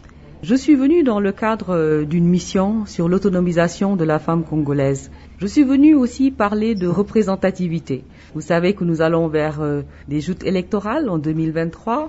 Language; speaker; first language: French; non-native, local second language; Wolof